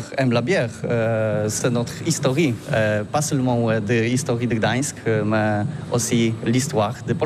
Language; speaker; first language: French; non-native, learner; Polish